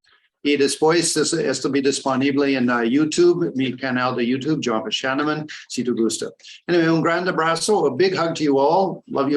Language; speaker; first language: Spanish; non-native, learner; English